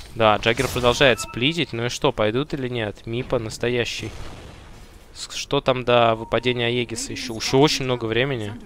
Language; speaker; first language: Russian; native; Russian